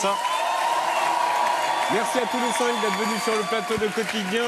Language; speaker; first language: French; native; French